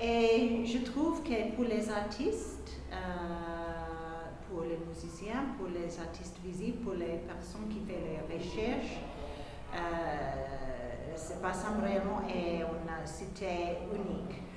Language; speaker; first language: French; non-native, fluent; English